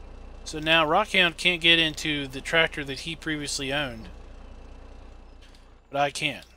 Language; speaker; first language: English; native; English